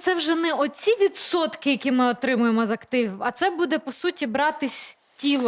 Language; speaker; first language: Ukrainian; native; Ukrainian